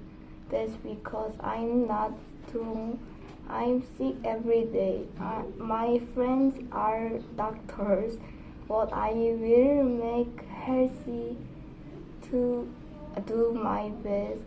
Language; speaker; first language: English; non-native, learner; Korean